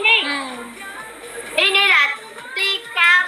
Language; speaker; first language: Indonesian; non-native, learner; Vietnamese